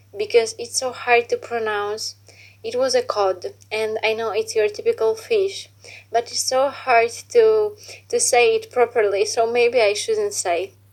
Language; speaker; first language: English; non-native, fluent; Polish